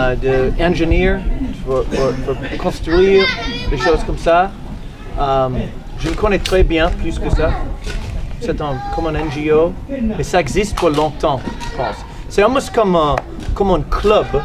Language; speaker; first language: French; non-native, learner; English